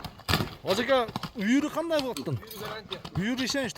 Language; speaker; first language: Kyrgyz; native; Kyrgyz